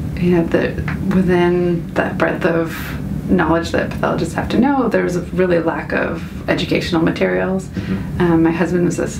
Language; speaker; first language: English; native; English